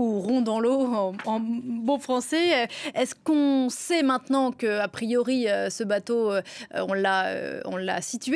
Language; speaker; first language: French; native; French